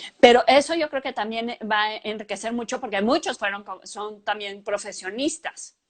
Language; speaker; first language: Spanish; native; Spanish